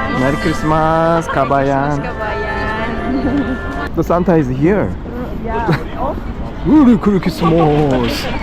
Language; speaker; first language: English; non-native, learner; Korean